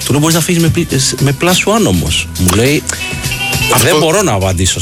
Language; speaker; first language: Greek; native; Greek